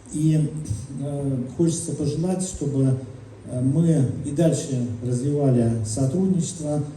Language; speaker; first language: Russian; native; Russian